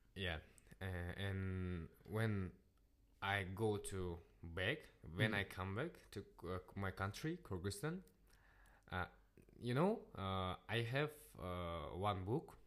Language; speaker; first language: English; non-native, learner; Russian